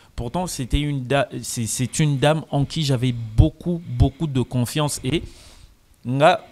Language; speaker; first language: French; non-native, local second language; Lingala